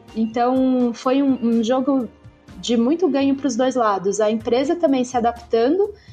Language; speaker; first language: Portuguese; native; Portuguese